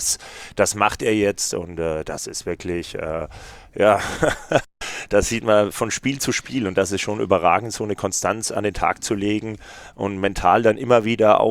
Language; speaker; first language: German; native; German